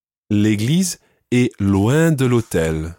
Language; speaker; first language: French; non-native, fluent; English